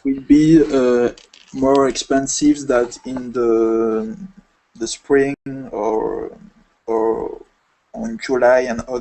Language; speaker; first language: English; non-native, fluent; French